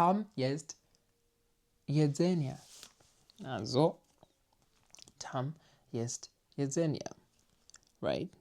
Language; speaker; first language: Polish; non-native, learner; English